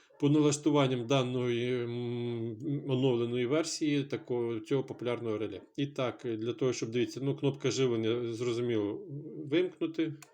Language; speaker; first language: Ukrainian; non-native, local second language; Russian